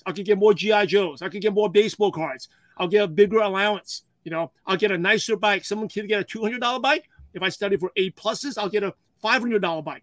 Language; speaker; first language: English; early bilingual, other home language; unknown